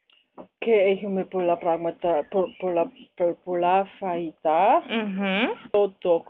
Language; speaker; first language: Greek; non-native, learner; German